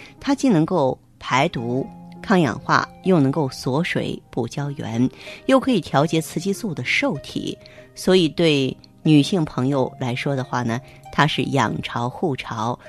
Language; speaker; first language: Chinese; native; Chinese